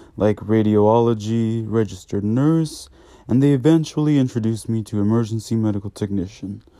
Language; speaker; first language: English; native; English